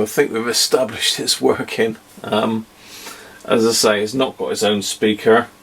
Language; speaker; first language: English; native; English